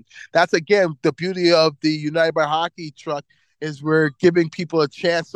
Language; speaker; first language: English; native; English